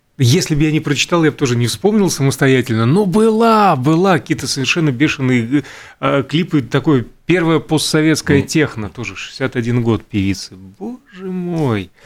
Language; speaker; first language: Russian; native; Russian